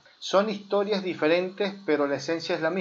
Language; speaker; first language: Spanish; native; Spanish